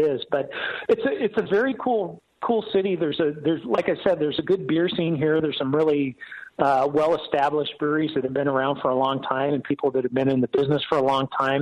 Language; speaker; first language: English; native; English